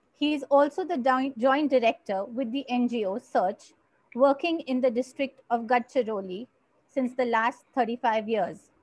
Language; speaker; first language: English; non-native, local second language; Marathi